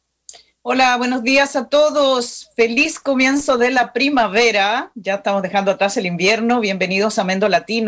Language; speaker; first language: Spanish; native; Spanish